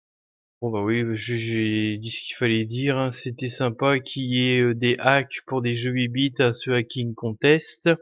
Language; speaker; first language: French; native; French